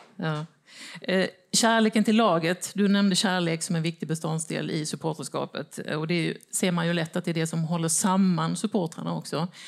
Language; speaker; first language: Swedish; native; Swedish